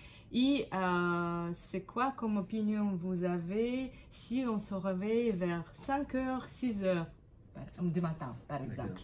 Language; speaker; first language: French; non-native, fluent; Russian